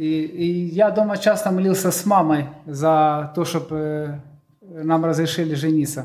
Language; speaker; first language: Polish; non-native, learner; Russian